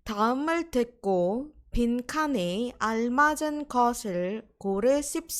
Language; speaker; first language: Korean; non-native, fluent; Indonesian